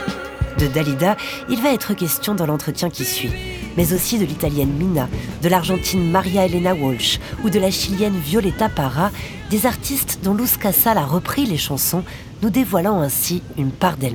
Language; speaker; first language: French; native; French